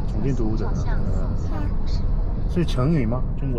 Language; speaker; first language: Chinese; non-native, fluent; Korean